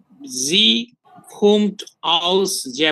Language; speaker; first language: German; non-native, learner; Bangla